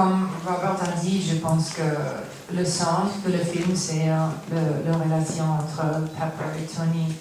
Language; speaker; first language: French; non-native, learner; English